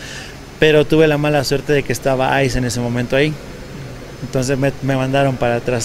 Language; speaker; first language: Spanish; native; Spanish